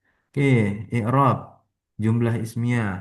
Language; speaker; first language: Arabic; non-native, fluent; Indonesian